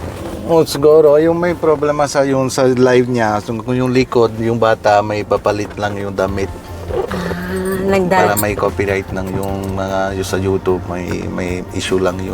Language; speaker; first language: Filipino; non-native, learner; Punjabi